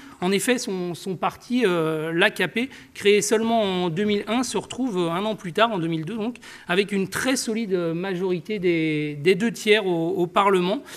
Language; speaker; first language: French; native; French